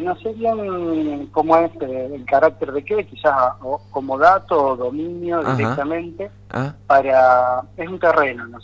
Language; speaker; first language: Spanish; native; Spanish